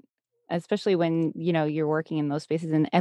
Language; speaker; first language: English; native; English